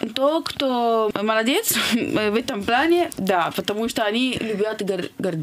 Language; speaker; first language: Russian; non-native, fluent; Italian